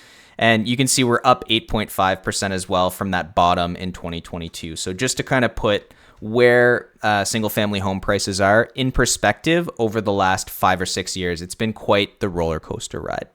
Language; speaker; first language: English; native; English